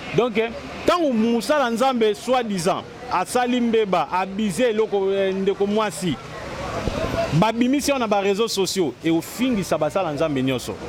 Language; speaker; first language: Lingala; native; Lingala